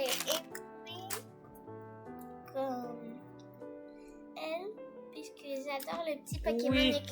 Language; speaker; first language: French; native; French